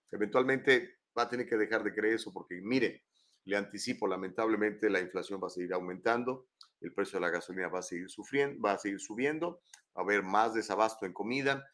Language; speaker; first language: Spanish; native; Spanish